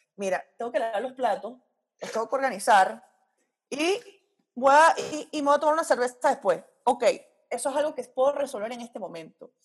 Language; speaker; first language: Spanish; early bilingual, heritage; Spanish